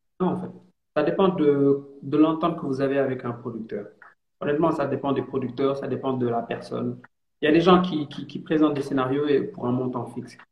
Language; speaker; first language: French; non-native, local second language; Wolof